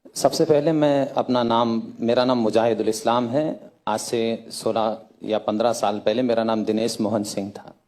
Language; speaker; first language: Hindi; native; Hindi